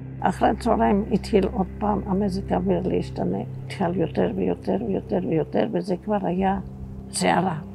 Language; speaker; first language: Hebrew; non-native, fluent; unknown